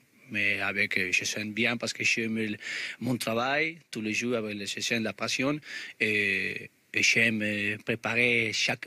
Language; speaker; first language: French; non-native, learner; Spanish